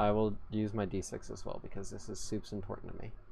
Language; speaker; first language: English; native; English